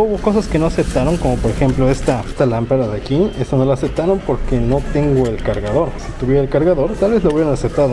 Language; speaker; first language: Spanish; native; Spanish